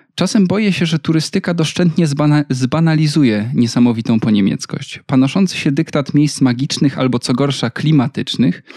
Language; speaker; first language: Polish; native; Polish